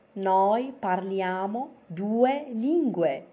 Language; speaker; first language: Italian; non-native, fluent; Arabic